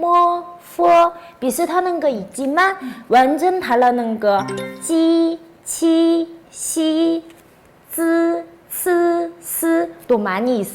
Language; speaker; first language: Korean; non-native, fluent; Chinese